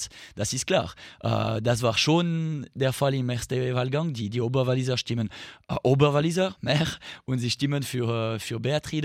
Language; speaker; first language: German; non-native, fluent; French